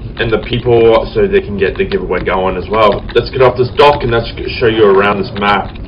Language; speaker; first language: English; native; English